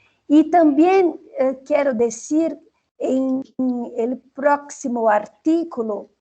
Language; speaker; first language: Spanish; non-native, fluent; Portuguese